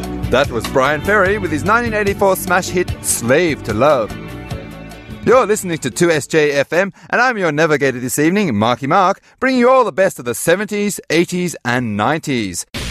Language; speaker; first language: English; native; English